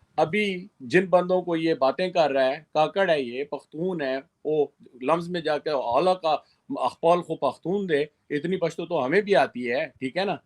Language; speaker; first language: Urdu; non-native, local second language; Sindhi